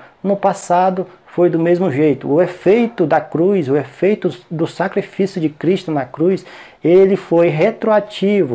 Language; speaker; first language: Portuguese; native; Portuguese